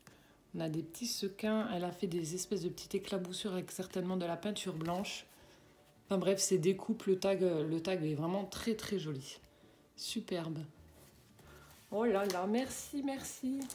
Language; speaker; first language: French; native; French